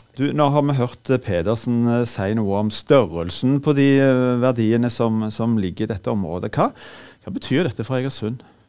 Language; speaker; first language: Norwegian; native; Norwegian